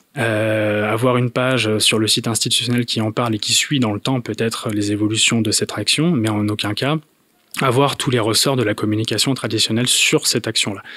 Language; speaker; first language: French; native; French